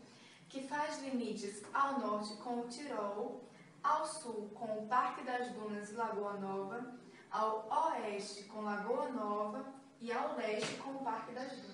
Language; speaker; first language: Portuguese; native; Portuguese